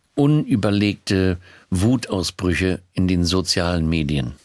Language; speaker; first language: German; non-native, fluent; English